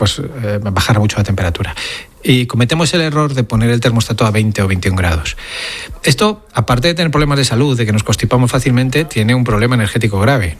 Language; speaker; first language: Spanish; native; Spanish